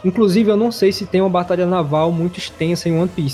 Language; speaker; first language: Portuguese; native; Portuguese